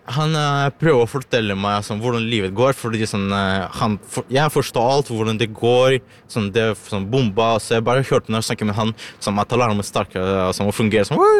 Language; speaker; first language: Norwegian; non-native, learner; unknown